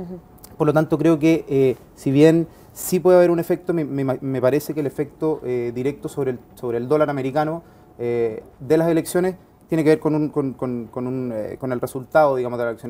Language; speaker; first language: Spanish; native; Spanish